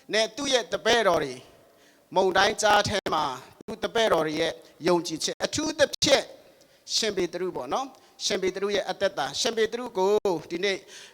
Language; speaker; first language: Burmese; non-native, local second language; Tedim Chin